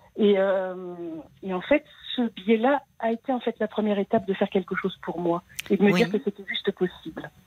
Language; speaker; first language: French; native; French